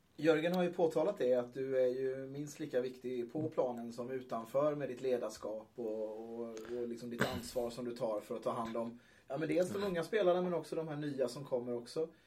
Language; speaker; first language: Swedish; native; Swedish